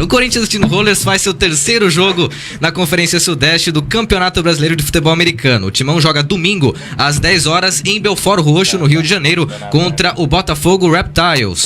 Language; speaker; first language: Portuguese; native; Portuguese